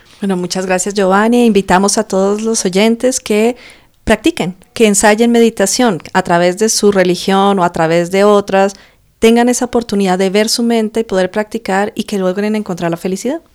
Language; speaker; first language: Spanish; native; Spanish